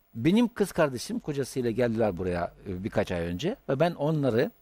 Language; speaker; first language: Turkish; non-native, fluent; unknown